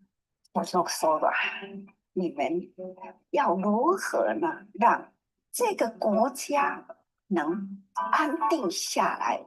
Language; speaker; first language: Chinese; native; Chinese